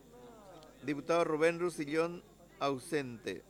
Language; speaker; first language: Spanish; native; Spanish